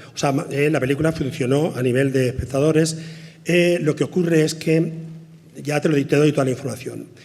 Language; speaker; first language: Spanish; native; Spanish